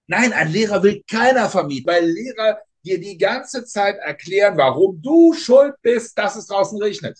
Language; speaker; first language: German; native; German